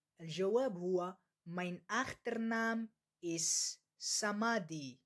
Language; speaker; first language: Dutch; non-native, learner; Arabic